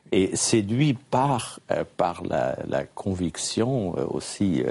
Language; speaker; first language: French; non-native, fluent; German